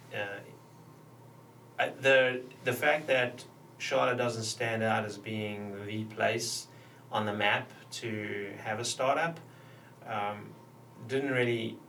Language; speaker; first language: English; native; English